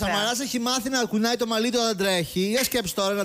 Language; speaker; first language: Greek; native; Greek